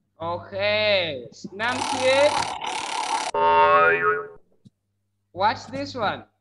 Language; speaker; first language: English; non-native, fluent; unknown